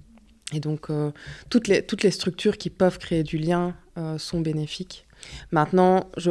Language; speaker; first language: French; native; French